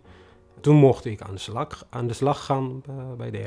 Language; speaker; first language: Dutch; non-native, fluent; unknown